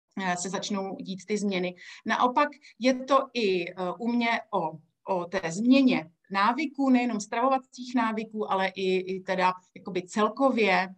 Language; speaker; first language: Czech; native; Czech